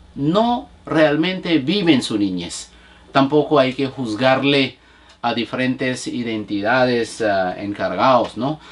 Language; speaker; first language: Spanish; non-native, fluent; Bangla